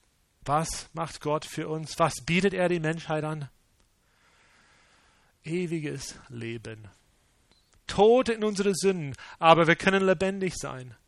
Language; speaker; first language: German; non-native, fluent; English